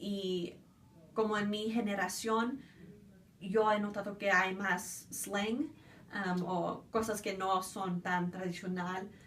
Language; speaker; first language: Spanish; early bilingual, other home language; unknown